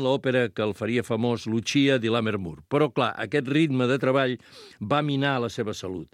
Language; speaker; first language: Catalan; native; Catalan